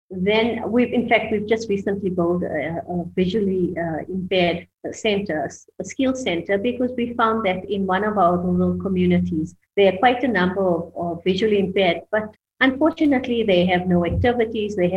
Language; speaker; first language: English; native; English